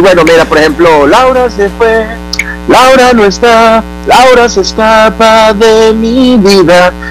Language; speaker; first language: Spanish; native; Spanish